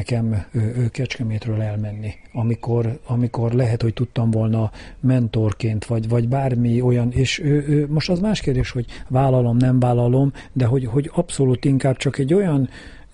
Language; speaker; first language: Hungarian; native; Hungarian